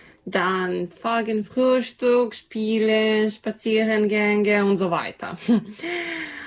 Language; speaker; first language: German; non-native, learner; Serbian